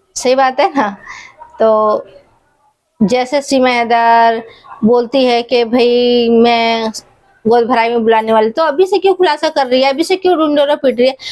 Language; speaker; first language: Hindi; native; Hindi